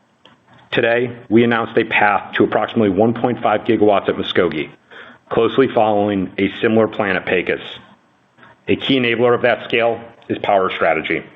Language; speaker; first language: English; native; English